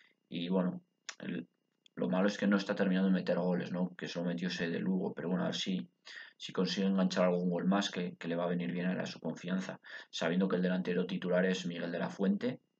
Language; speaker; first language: Spanish; native; Spanish